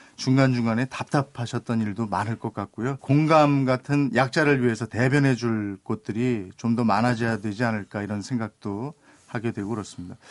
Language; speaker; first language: Korean; native; Korean